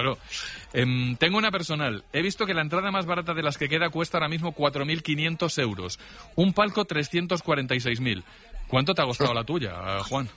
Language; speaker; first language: Spanish; native; Spanish